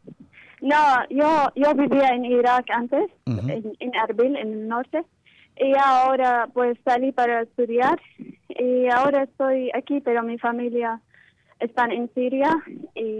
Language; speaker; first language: Spanish; non-native, learner; Kurdish